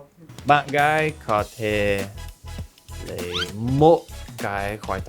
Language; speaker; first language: Vietnamese; non-native, fluent; English